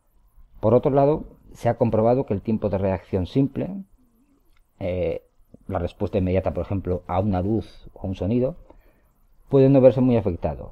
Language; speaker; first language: Spanish; native; Spanish